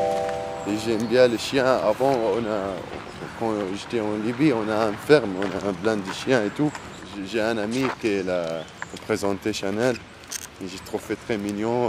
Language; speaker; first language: French; non-native, learner; Arabic